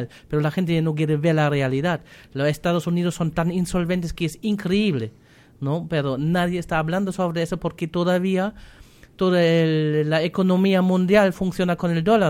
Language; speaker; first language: Spanish; non-native, fluent; German